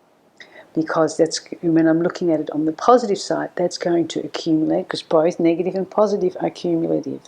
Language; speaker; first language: English; native; English